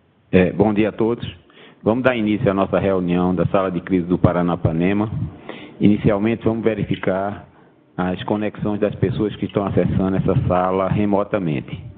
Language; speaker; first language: Portuguese; native; Portuguese